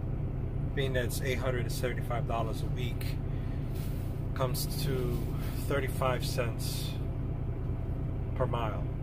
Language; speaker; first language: English; native; English